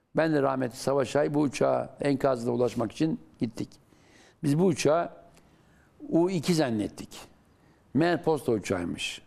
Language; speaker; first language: Turkish; native; Turkish